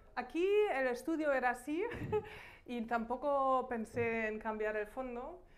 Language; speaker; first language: Spanish; non-native, fluent; German